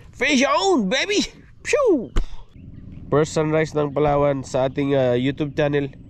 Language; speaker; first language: Filipino; non-native, local second language; Iloko